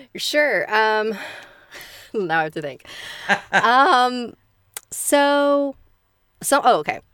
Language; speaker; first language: English; early bilingual, other home language; Filipino